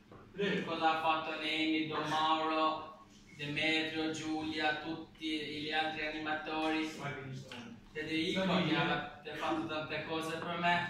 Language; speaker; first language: Italian; non-native, learner; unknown